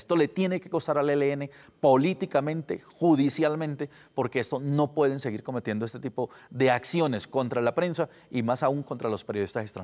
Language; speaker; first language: Spanish; native; Spanish